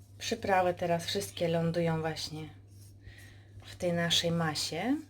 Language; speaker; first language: Polish; native; Polish